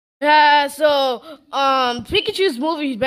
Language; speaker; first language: English; native; English